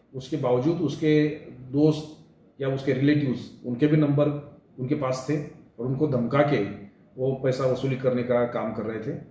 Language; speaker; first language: Hindi; non-native, local second language; Marathi